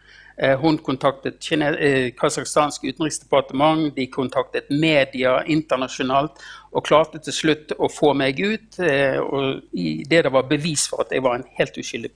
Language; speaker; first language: Norwegian; non-native, fluent; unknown